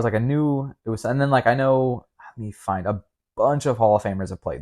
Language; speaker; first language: English; native; English